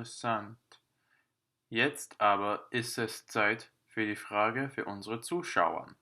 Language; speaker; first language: German; non-native, learner; English